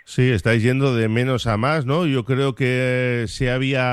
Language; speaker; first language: Spanish; native; Spanish